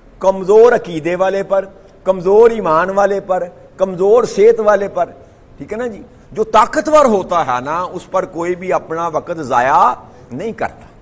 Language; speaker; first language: Urdu; non-native, local second language; Punjabi